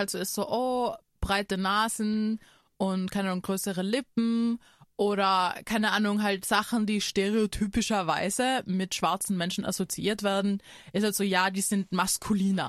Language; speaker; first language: German; native; German